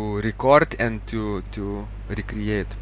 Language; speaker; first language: English; non-native, fluent; Lithuanian